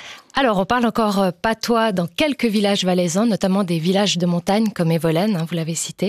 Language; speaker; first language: French; native; French